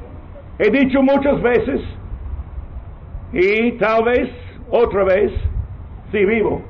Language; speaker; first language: Spanish; non-native, learner; English